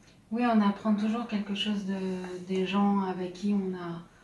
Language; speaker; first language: French; native; French